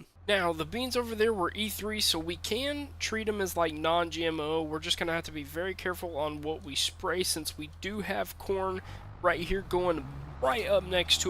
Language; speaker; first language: English; native; English